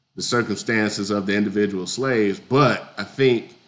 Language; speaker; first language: English; native; English